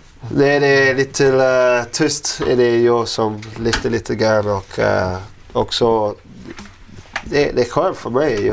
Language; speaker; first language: Swedish; non-native, learner; English